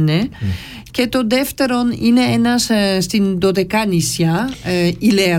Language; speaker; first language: Greek; non-native, learner; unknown